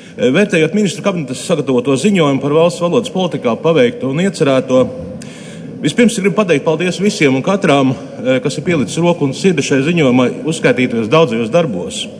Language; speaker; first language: Latvian; native; Latvian